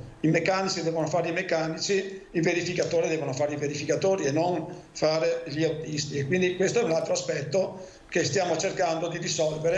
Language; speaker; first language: Italian; native; Italian